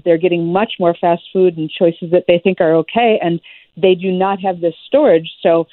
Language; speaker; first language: English; native; English